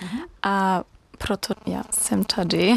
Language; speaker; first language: Czech; non-native, learner; German